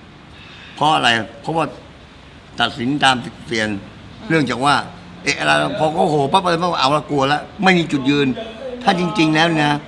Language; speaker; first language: Thai; native; Thai